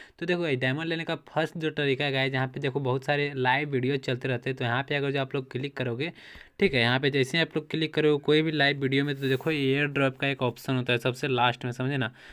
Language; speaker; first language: Hindi; native; Hindi